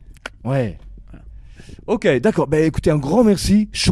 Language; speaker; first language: French; native; French